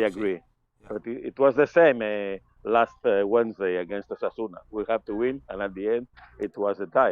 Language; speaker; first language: English; non-native, fluent; Spanish